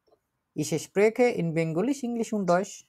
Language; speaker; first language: German; non-native, learner; Bangla